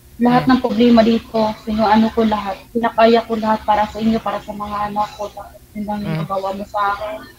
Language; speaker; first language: Filipino; non-native, local second language; Cebuano